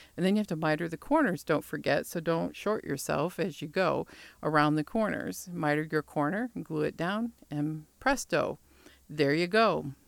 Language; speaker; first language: English; native; English